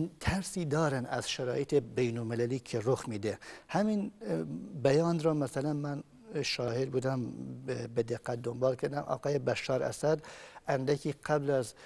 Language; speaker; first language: Persian; non-native, local second language; Kurdish